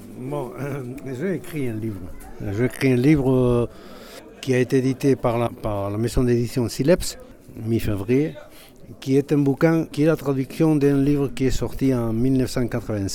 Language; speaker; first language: French; non-native, fluent; Basque